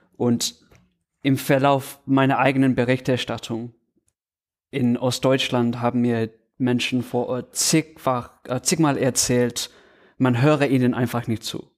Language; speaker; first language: German; non-native, fluent; English